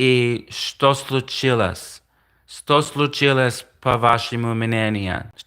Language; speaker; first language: Russian; non-native, learner; English